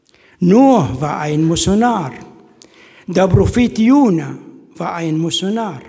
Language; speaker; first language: German; non-native, fluent; Arabic